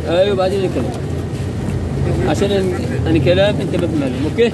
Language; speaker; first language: Arabic; non-native, learner; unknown